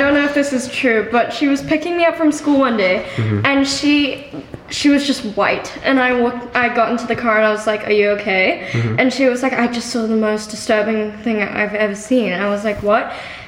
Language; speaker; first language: English; non-native, local second language; Afrikaans